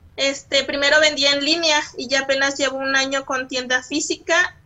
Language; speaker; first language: Spanish; native; Spanish